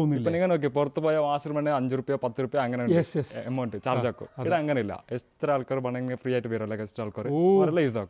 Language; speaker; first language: Malayalam; non-native, local second language; Kannada